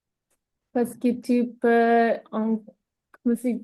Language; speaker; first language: French; non-native, learner; English